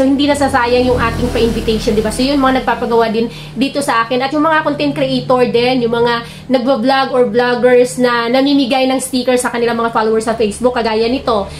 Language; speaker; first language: Filipino; non-native, local second language; Cebuano